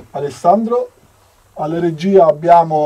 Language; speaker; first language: Italian; native; Italian